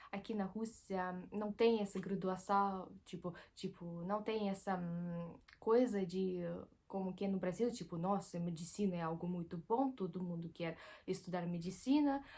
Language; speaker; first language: Portuguese; non-native, fluent; Russian